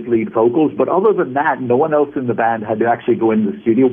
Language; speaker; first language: English; native; English